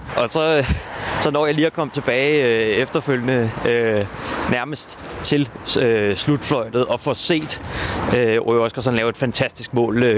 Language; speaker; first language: Danish; native; Danish